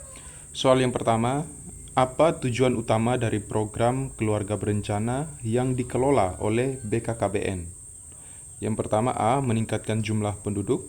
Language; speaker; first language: Indonesian; native; Indonesian